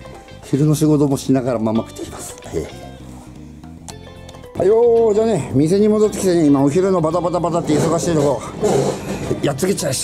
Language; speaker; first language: Japanese; native; Japanese